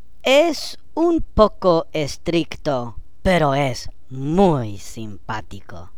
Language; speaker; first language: Spanish; non-native, learner; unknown